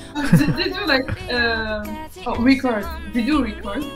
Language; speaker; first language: English; non-native, fluent; French